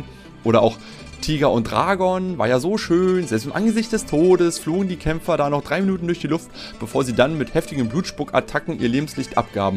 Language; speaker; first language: German; native; German